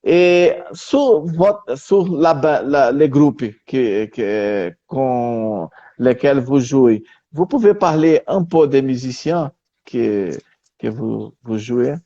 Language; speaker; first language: French; non-native, learner; Portuguese